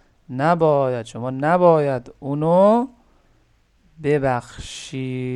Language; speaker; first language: Persian; non-native, fluent; Urdu